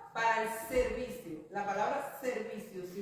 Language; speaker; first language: Spanish; native; Spanish